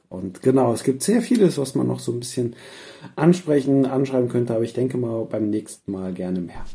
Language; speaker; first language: German; early bilingual, other home language; Persian